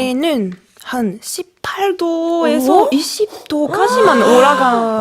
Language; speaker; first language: Korean; non-native, fluent; French